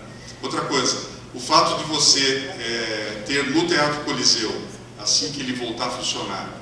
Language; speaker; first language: Portuguese; native; Portuguese